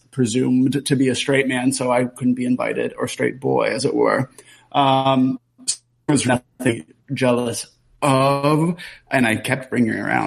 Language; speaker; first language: English; native; English